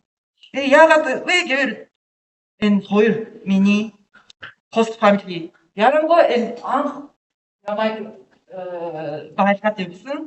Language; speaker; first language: Mongolian; non-native, learner; Japanese